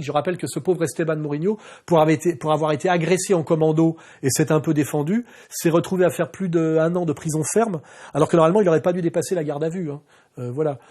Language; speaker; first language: French; native; French